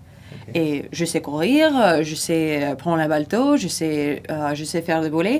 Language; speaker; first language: French; non-native, fluent; Russian